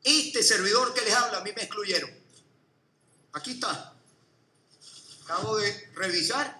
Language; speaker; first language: Spanish; native; Spanish